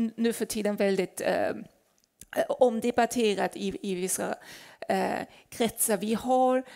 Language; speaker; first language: Swedish; non-native, fluent; German